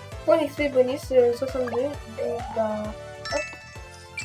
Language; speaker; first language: French; native; French